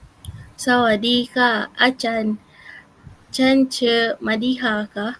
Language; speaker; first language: Thai; non-native, learner; Malay